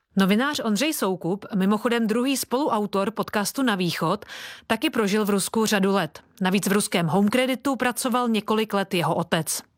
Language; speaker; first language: Czech; native; Czech